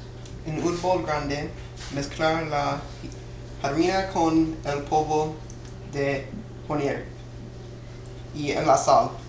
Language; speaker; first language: Spanish; non-native, learner; English